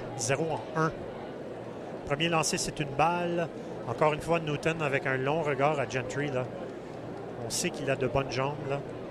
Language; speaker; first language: French; native; French